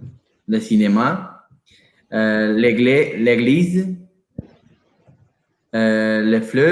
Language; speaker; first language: French; non-native, learner; Portuguese